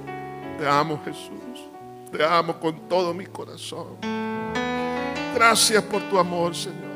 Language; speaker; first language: Spanish; native; Spanish